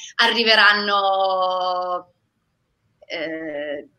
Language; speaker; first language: Italian; native; Italian